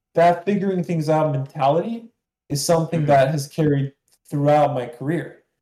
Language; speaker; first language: English; non-native, fluent; Hebrew